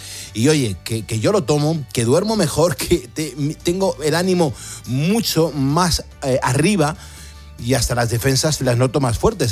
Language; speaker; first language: Spanish; native; Spanish